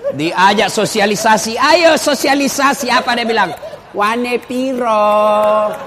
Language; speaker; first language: Indonesian; non-native, local second language; Buginese